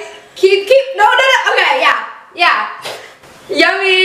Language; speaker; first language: English; native; English